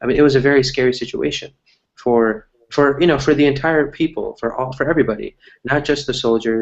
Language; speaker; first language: English; early bilingual, other home language; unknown